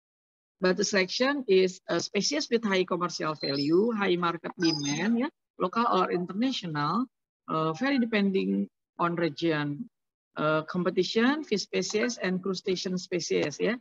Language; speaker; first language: English; non-native, learner; Indonesian